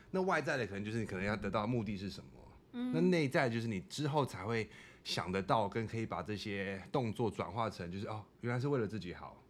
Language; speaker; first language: Chinese; non-native, fluent; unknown